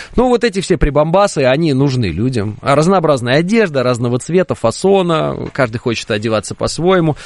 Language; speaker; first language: Russian; native; Russian